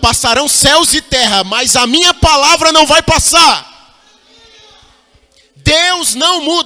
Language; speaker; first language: Portuguese; native; Portuguese